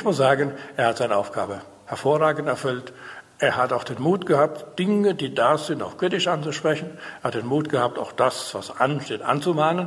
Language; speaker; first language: German; native; German